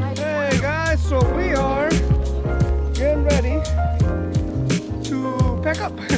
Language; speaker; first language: English; early bilingual, other home language; Spanish